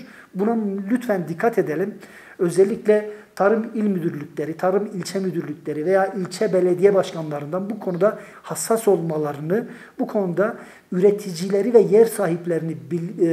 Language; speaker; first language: Turkish; native; Turkish